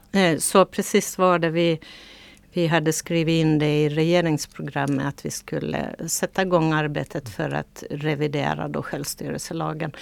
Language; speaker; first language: Swedish; native; Swedish